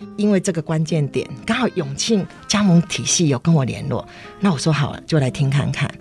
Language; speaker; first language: Chinese; native; Chinese